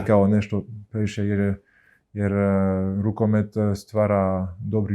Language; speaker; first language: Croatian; early bilingual, heritage; Croatian